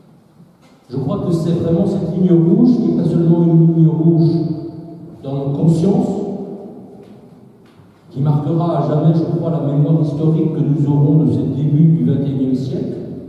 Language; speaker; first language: French; native; French